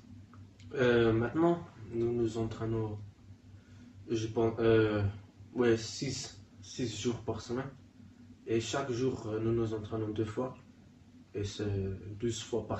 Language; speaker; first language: French; non-native, learner; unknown